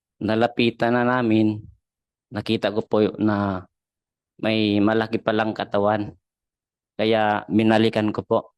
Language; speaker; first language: Filipino; non-native, local second language; Masbatenyo